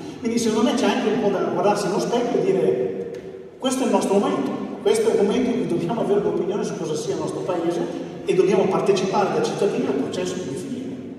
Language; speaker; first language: Italian; native; Italian